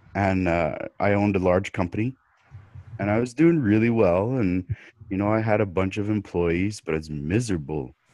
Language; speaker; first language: English; native; English